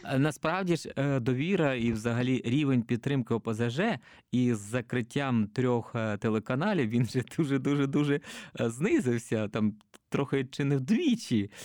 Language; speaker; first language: Ukrainian; native; Ukrainian